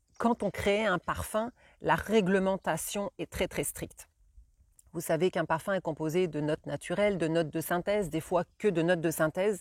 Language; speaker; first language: French; native; French